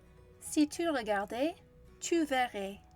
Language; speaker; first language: French; non-native, fluent; English